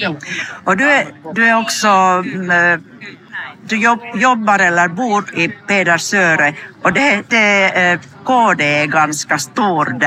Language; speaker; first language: Swedish; non-native, fluent; Finnish